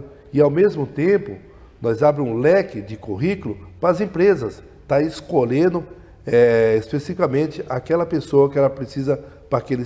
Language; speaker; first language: Portuguese; native; Portuguese